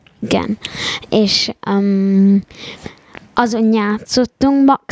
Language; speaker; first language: Hungarian; early bilingual, heritage; Hungarian